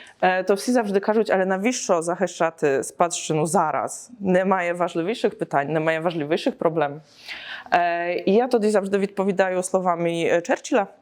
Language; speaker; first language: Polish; non-native, learner; Ukrainian